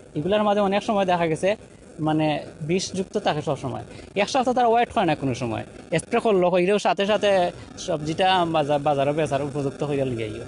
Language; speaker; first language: Bangla; native; Bangla